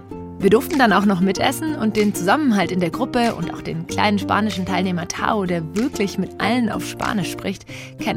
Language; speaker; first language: German; native; German